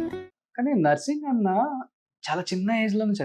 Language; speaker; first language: Telugu; native; Telugu